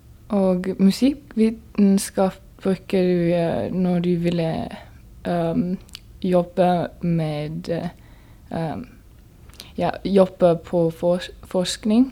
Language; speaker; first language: Norwegian; non-native, learner; German